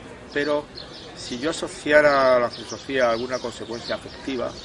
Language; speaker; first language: Spanish; native; Spanish